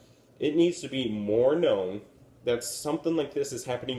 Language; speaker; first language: English; native; English